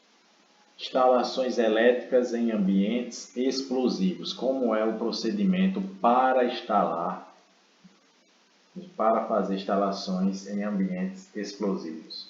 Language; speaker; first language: Portuguese; native; Portuguese